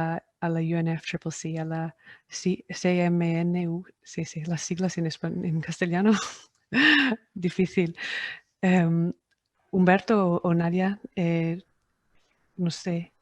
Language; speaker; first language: Spanish; non-native, fluent; English